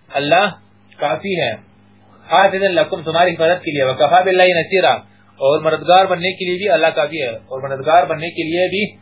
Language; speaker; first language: Urdu; native; Urdu